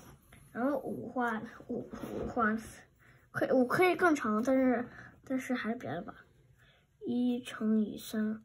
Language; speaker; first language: Chinese; early bilingual, heritage; Chinese